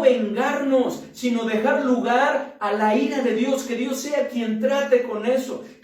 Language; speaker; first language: Spanish; native; Spanish